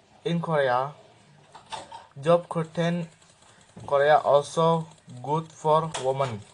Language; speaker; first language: English; non-native, learner; Indonesian